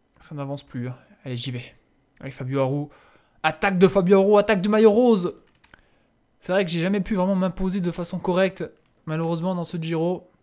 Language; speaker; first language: French; native; French